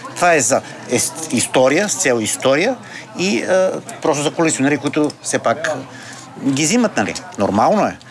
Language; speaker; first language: Bulgarian; native; Bulgarian